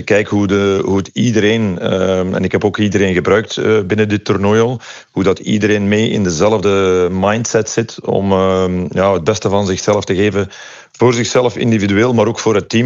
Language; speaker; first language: Dutch; native; Dutch